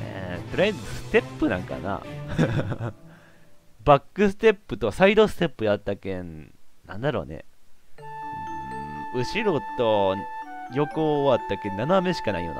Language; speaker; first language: Japanese; native; Japanese